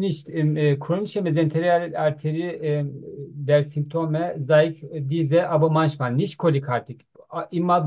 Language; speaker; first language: German; non-native, learner; Turkish